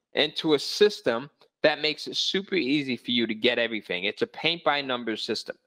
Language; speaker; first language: English; native; English